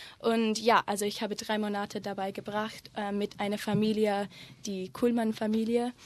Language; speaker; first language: German; non-native, learner; English